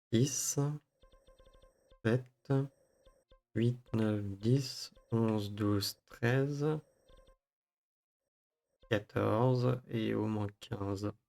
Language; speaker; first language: French; native; French